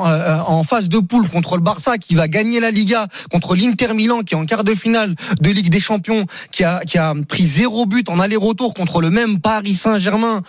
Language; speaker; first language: French; native; French